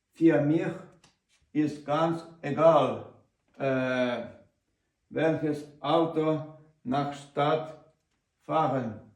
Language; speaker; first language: German; non-native, learner; Ukrainian